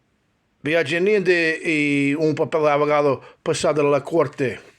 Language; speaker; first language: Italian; early bilingual, heritage; English